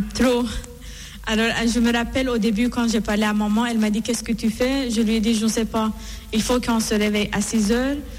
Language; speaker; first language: French; non-native, fluent; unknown